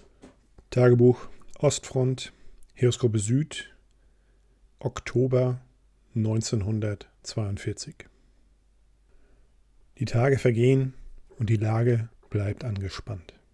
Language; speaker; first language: German; native; German